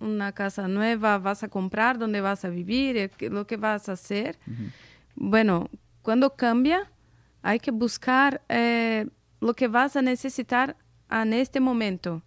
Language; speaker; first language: Spanish; non-native, fluent; Portuguese